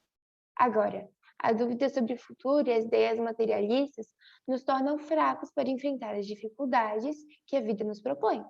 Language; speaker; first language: Portuguese; native; Portuguese